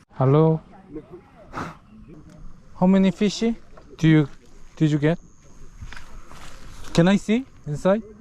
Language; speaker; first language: English; non-native, learner; Korean